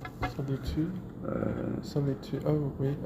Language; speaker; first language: French; non-native, learner; Chinese